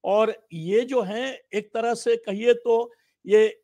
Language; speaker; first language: Hindi; native; Hindi